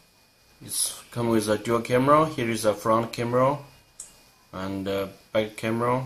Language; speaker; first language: English; non-native, learner; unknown